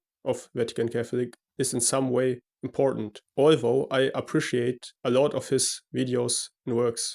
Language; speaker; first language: English; non-native, fluent; German